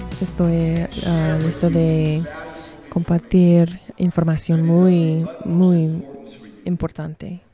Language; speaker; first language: Spanish; non-native, learner; English